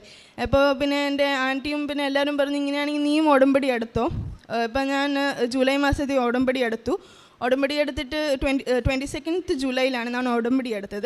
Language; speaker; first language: Malayalam; early bilingual, heritage; Malayalam